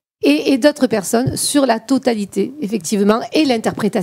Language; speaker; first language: French; native; French